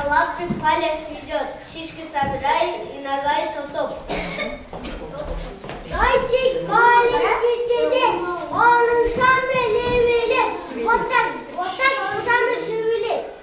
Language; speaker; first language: Russian; non-native, learner; Kyrgyz